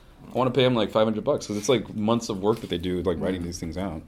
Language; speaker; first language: English; native; English